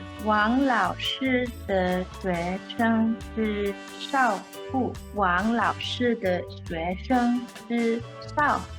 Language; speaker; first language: Chinese; non-native, learner; English